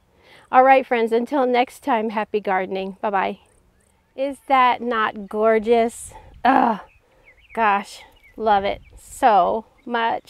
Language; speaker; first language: English; native; English